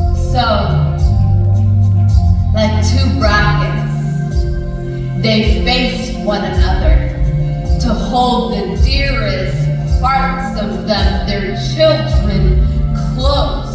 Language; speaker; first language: English; early bilingual, other home language; Punjabi